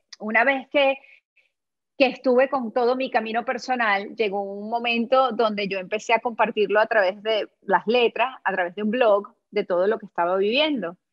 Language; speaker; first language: Spanish; native; Spanish